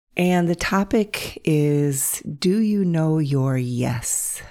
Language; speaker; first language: English; native; English